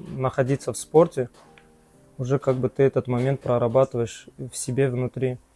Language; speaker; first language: Russian; non-native, local second language; Kazakh